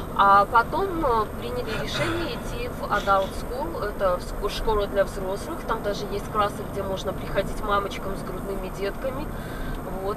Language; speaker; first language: Russian; native; Russian